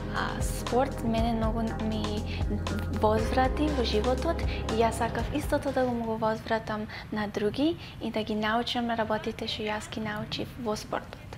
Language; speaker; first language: Macedonian; early bilingual, other home language; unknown